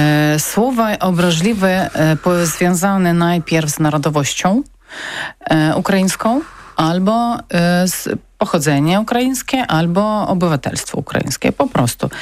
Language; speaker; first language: Polish; non-native, learner; Ukrainian